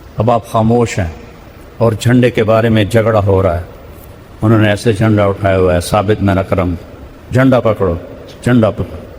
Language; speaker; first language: Urdu; non-native, local second language; Punjabi